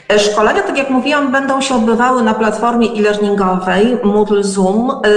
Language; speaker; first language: Polish; native; Polish